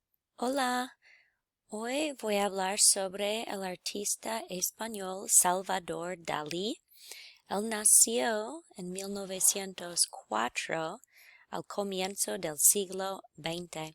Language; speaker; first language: Spanish; non-native, fluent; English